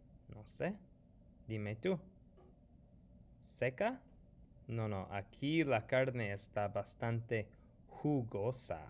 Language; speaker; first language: Spanish; non-native, fluent; English